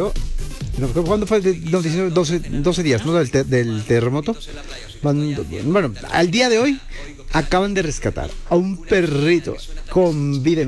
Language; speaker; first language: Spanish; native; Spanish